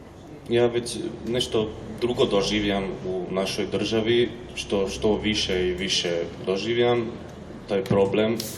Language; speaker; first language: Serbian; non-native, local second language; Hungarian